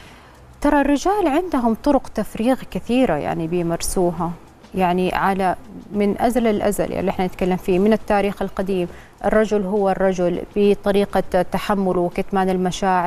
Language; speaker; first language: Arabic; native; Arabic